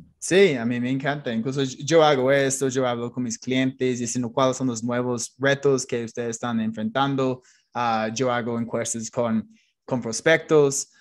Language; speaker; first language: Spanish; non-native, fluent; English